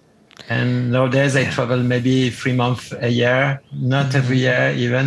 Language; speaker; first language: English; non-native, fluent; French